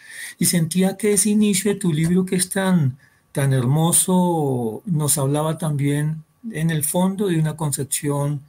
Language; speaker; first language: Spanish; native; Spanish